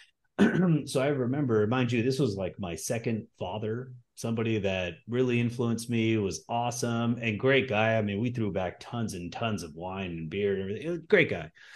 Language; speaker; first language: English; native; English